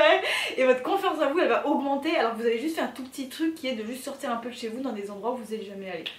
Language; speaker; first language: French; native; French